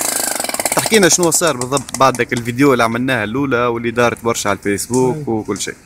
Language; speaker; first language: Arabic; native; Arabic